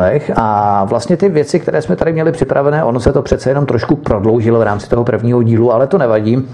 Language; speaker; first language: Czech; native; Czech